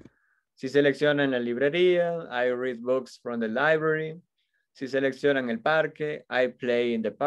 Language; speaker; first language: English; non-native, fluent; Spanish